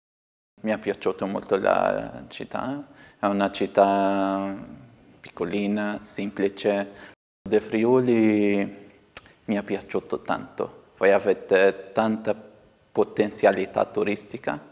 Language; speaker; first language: Italian; non-native, fluent; Portuguese